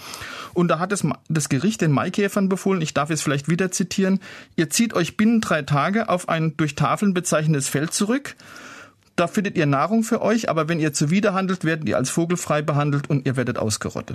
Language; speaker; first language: German; native; German